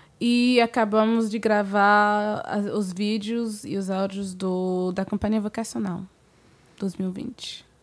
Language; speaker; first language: Portuguese; non-native, fluent; French